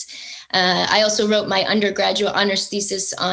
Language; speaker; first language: English; native; English